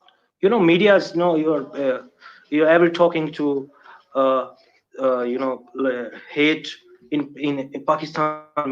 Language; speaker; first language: English; non-native, learner; Punjabi